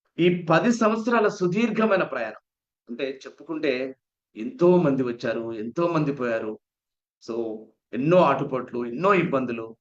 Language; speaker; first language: Telugu; native; Telugu